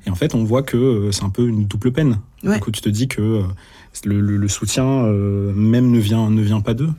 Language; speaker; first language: French; native; French